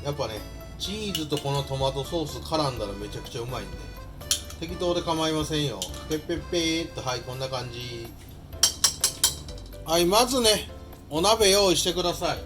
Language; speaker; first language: Japanese; native; Japanese